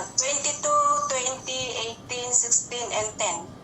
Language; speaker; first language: English; non-native, learner; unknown